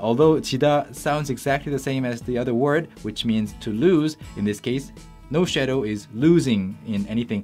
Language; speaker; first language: English; non-native, fluent; Korean